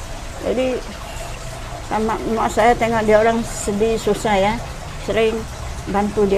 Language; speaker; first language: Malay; non-native, local second language; Min Nan Chinese